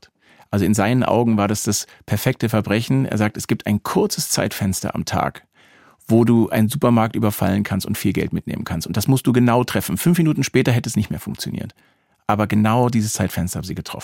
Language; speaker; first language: German; native; German